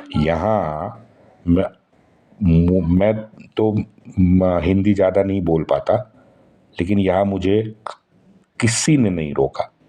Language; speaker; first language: Hindi; non-native, local second language; Marathi